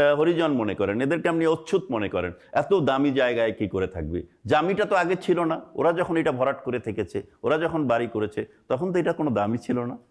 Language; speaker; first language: Bangla; native; Bangla